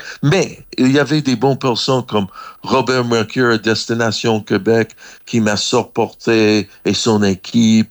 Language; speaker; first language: French; non-native, learner; English